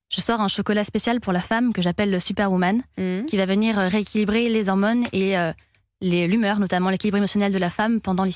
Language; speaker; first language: French; native; French